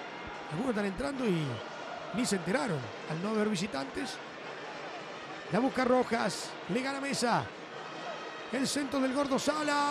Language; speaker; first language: Spanish; native; Spanish